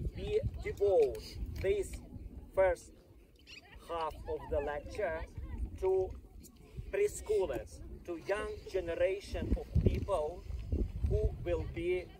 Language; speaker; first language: English; non-native, fluent; Ukrainian